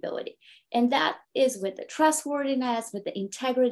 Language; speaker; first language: English; non-native, fluent; Bulgarian